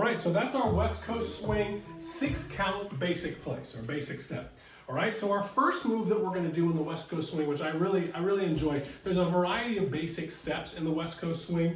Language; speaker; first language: English; native; English